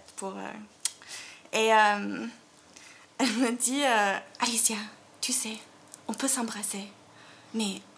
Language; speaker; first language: French; non-native, fluent; English